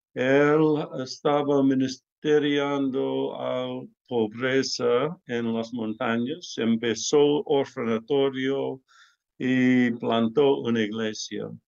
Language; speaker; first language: Spanish; non-native, learner; English